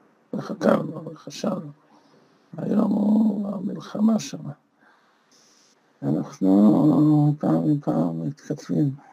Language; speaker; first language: Hebrew; non-native, fluent; Russian